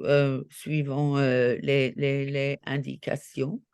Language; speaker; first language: French; non-native, learner; English